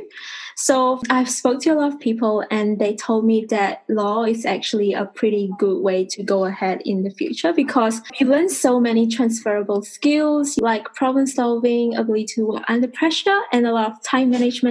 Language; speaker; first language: English; non-native, local second language; Chinese